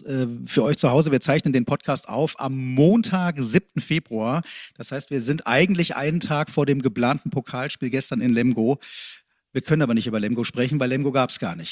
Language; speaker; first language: German; native; German